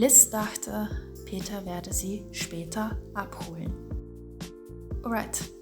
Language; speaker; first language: German; non-native, fluent; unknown